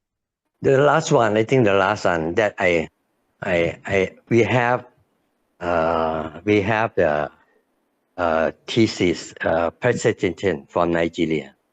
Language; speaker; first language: English; non-native, learner; Thai